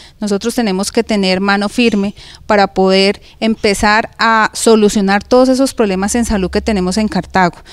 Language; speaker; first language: Spanish; native; Spanish